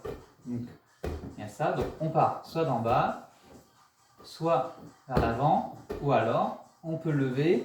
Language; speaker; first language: French; native; French